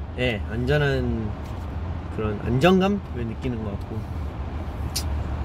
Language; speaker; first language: Korean; early bilingual, heritage; Korean